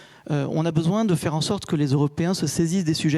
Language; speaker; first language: French; native; French